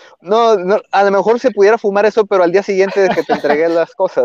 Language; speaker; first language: Spanish; native; Spanish